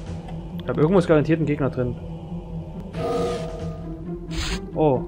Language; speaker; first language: German; native; German